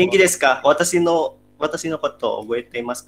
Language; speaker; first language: Japanese; non-native, learner; Indonesian